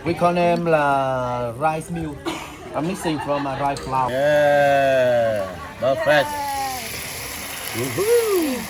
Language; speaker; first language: English; non-native, learner; Vietnamese